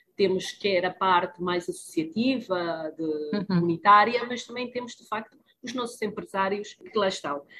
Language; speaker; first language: Portuguese; early bilingual, heritage; Spanish